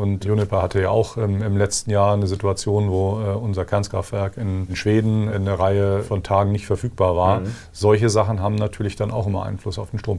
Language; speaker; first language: German; native; German